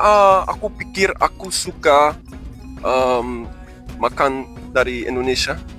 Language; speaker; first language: Indonesian; non-native, learner; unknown